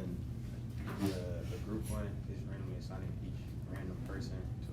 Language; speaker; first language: English; native; English